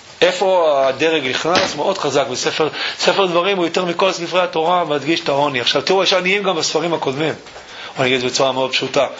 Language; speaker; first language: Hebrew; early bilingual, other home language; English